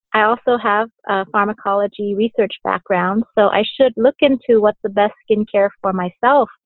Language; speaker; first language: English; early bilingual, other home language; Vietnamese